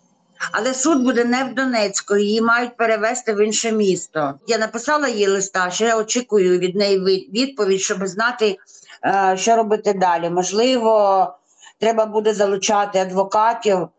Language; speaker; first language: Ukrainian; non-native, local second language; Russian